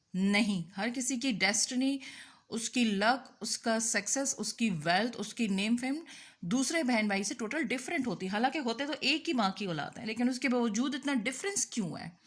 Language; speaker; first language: Urdu; native; Urdu